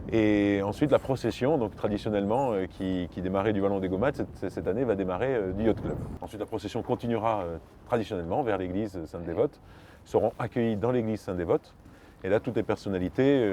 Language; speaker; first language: French; native; French